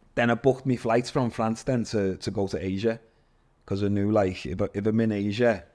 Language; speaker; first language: English; native; English